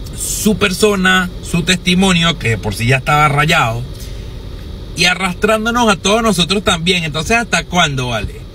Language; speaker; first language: Spanish; native; Spanish